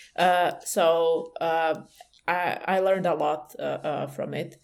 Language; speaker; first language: English; non-native, fluent; Serbian